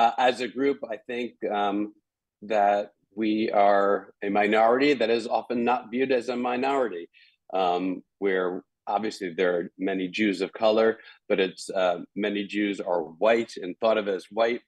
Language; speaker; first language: English; native; English